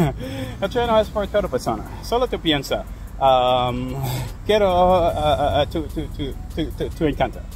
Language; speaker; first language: Spanish; non-native, learner; English